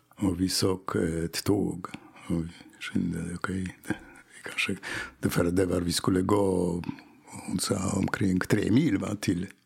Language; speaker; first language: Swedish; non-native, fluent; Polish